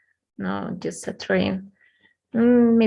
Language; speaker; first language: English; non-native, learner; Spanish